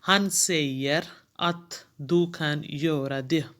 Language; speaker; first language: Swedish; non-native, fluent; Urdu